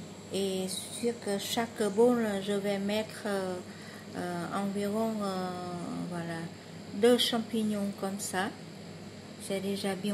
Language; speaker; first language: French; non-native, learner; Vietnamese